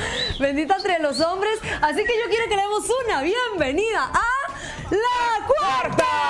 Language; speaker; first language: Spanish; native; Spanish